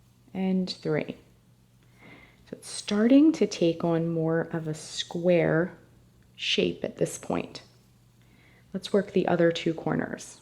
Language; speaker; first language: English; native; English